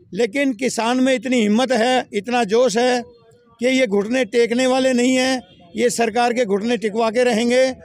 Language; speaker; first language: Hindi; native; Hindi